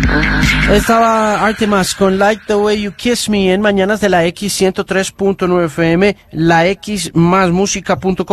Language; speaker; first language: Spanish; native; Spanish